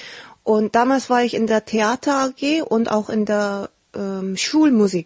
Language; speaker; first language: German; early bilingual, heritage; Korean